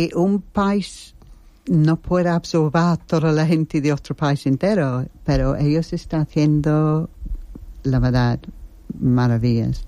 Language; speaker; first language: Spanish; non-native, learner; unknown